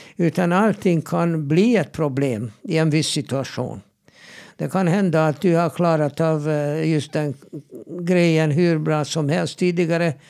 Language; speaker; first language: Swedish; non-native, fluent; Hungarian